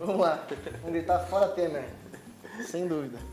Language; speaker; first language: Portuguese; native; Portuguese